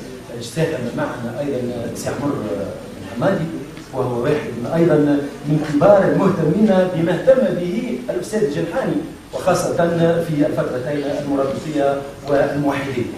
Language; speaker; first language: Arabic; native; Arabic